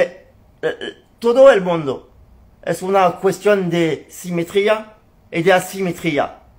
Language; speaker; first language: Spanish; non-native, learner; French